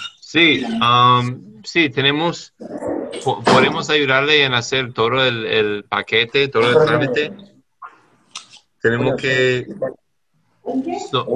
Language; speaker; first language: Spanish; non-native, learner; English